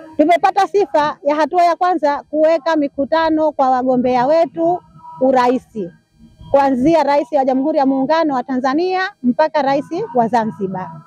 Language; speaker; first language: Swahili; native; Swahili